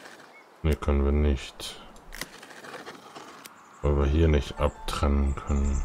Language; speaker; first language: German; native; German